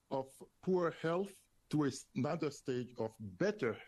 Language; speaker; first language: English; non-native, fluent; French